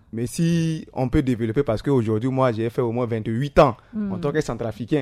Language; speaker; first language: French; non-native, local second language; Sango